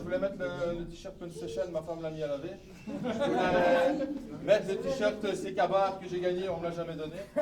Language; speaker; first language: French; native; French